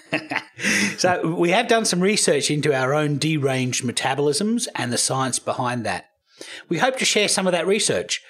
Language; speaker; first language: English; native; English